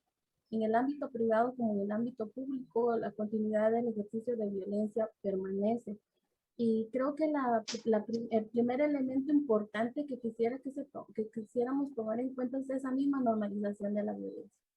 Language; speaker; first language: Spanish; native; Spanish